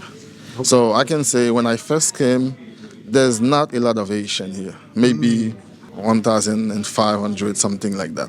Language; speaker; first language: English; non-native, learner; Haitian Creole